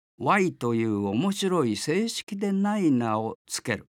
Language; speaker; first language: Japanese; native; Japanese